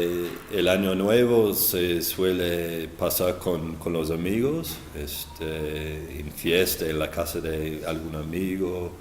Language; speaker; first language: Spanish; non-native, fluent; English